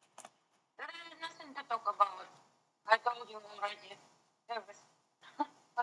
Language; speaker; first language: English; non-native, learner; Russian